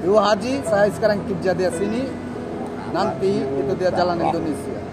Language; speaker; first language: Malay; non-native, learner; Bangla